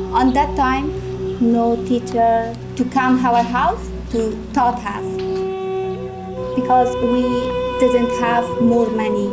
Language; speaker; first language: English; non-native, learner; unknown